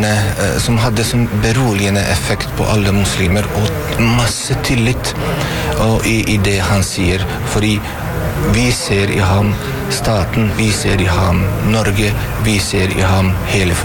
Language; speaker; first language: Norwegian; non-native, fluent; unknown